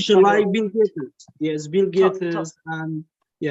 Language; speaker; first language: English; non-native, learner; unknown